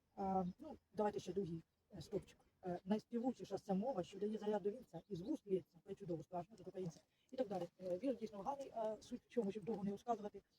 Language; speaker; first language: Ukrainian; non-native, local second language; Russian